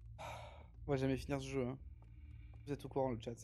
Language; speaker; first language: French; native; French